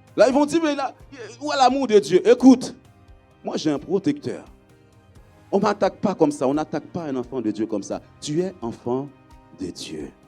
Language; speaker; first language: French; non-native, local second language; Haitian Creole